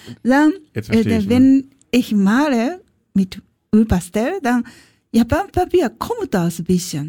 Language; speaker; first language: German; non-native, learner; Japanese